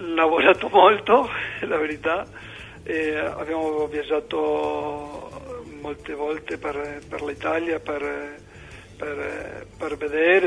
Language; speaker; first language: Italian; non-native, learner; Spanish